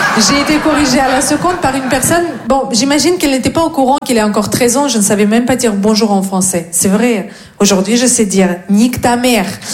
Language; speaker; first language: French; non-native, fluent; Russian